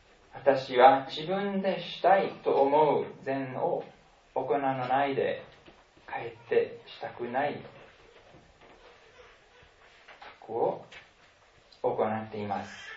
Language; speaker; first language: Japanese; non-native, fluent; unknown